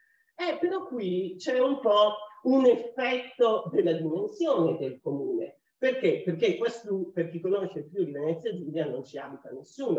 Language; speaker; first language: Italian; native; Italian